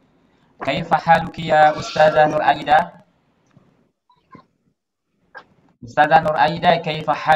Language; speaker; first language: Arabic; non-native, fluent; Indonesian